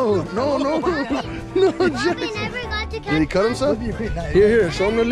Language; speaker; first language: English; native; English